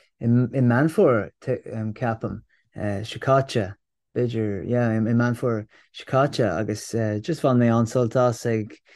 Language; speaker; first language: Irish; non-native, local second language; English